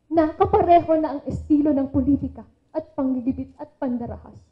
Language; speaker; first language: Filipino; non-native, local second language; Iloko